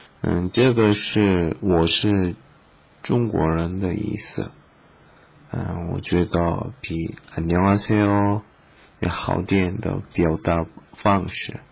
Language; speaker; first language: Chinese; non-native, learner; Korean